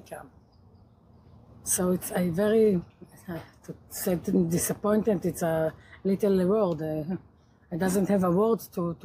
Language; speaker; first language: English; non-native, learner; Hebrew